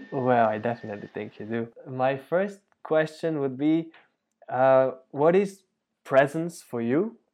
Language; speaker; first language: English; non-native, fluent; Bulgarian